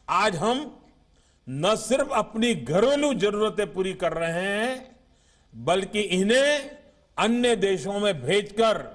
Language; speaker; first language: Hindi; native; Hindi